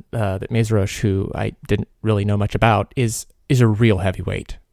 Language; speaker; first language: English; early bilingual, other home language; Hungarian